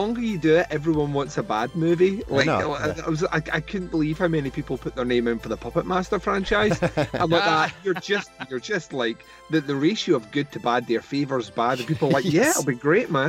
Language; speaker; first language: English; native; English